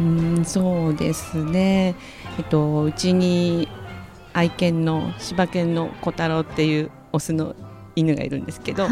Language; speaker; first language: Japanese; native; Japanese